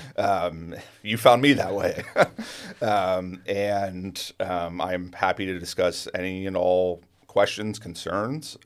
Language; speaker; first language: English; native; English